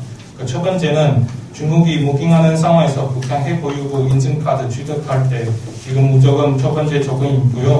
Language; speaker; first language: Korean; non-native, learner; Chinese